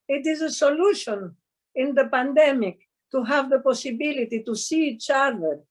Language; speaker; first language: English; non-native, fluent; Greek